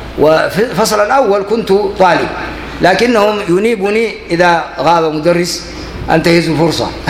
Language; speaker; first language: Arabic; non-native, fluent; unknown